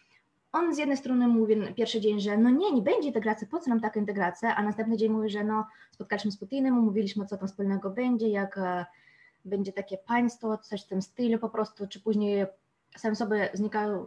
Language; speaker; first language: Polish; non-native, fluent; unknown